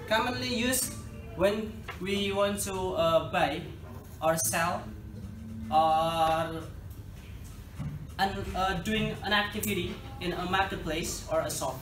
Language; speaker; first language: English; non-native, learner; Indonesian